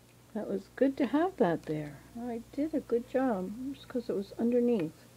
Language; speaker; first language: English; native; English